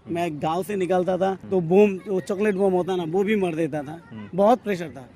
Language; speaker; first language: Hindi; non-native, local second language; Bangla